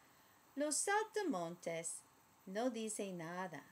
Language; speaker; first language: Spanish; non-native, learner; English